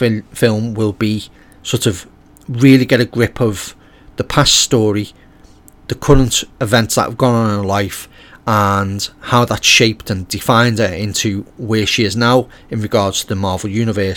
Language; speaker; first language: English; native; English